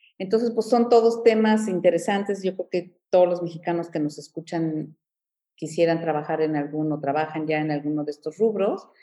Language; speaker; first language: Spanish; early bilingual, heritage; Spanish